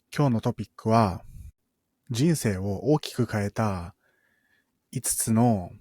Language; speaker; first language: Japanese; early bilingual, other home language; Filipino